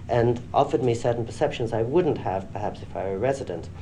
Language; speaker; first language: English; native; English